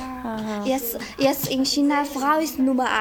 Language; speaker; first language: German; non-native, learner; Chinese